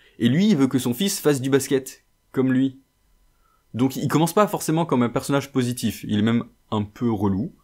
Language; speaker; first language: French; native; French